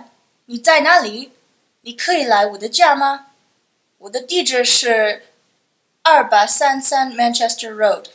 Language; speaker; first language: Chinese; non-native, learner; English